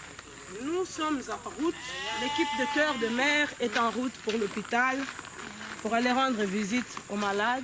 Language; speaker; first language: French; non-native, local second language; Kongo